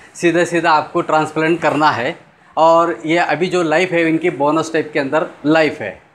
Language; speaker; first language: Hindi; non-native, local second language; Urdu